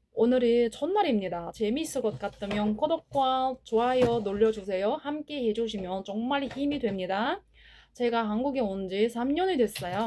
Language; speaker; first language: Korean; non-native, learner; Kazakh